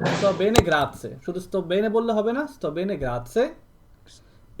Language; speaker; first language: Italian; non-native, learner; Bangla